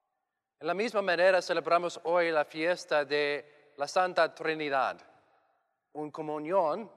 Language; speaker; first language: Spanish; non-native, learner; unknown